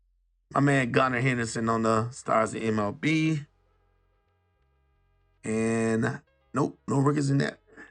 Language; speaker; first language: English; native; English